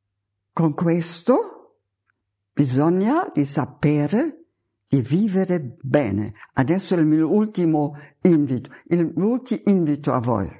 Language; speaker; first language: Italian; non-native, fluent; German